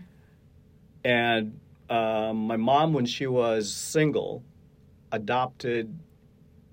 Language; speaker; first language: English; non-native, local second language; Hiligaynon